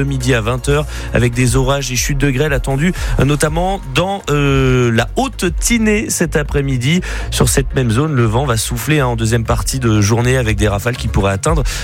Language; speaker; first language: French; native; French